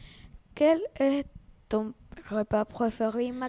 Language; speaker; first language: French; non-native, learner; Spanish